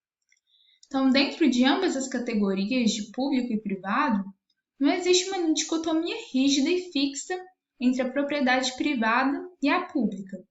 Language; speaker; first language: Portuguese; native; Portuguese